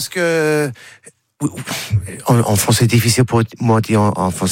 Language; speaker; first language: French; non-native, learner; English